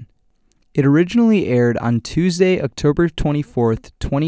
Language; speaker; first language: English; native; English